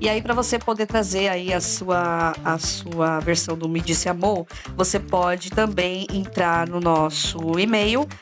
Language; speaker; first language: Portuguese; native; Portuguese